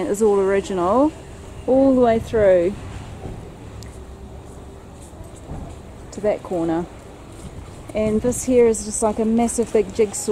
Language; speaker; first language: English; native; English